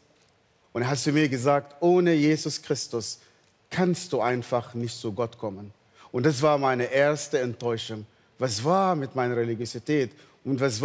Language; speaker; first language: German; non-native, fluent; Arabic